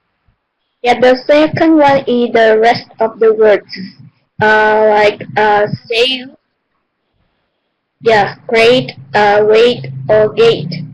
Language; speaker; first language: English; non-native, learner; Vietnamese